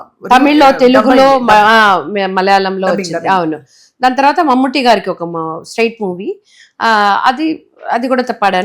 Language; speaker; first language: Telugu; non-native, local second language; Tamil